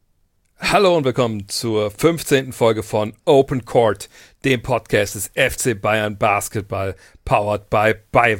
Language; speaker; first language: German; native; German